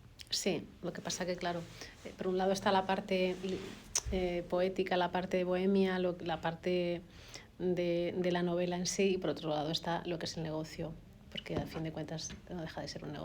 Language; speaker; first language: Spanish; native; Spanish